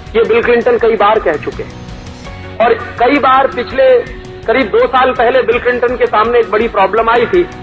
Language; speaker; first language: Hindi; native; Hindi